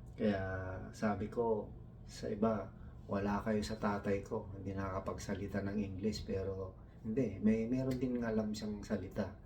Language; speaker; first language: Filipino; non-native, local second language; Iloko